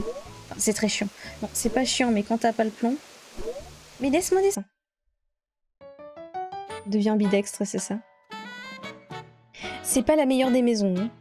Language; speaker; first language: French; native; French